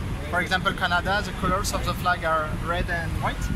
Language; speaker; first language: English; non-native, learner; French